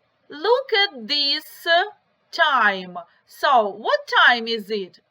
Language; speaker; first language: English; non-native, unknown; Ukrainian